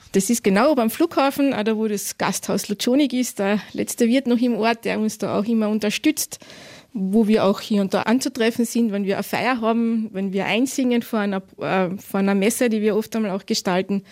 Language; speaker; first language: German; native; German